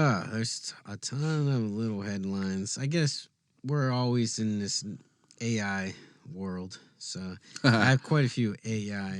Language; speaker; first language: English; native; English